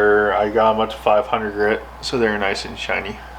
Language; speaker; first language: English; native; English